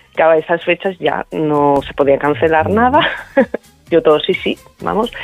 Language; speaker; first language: Spanish; native; Spanish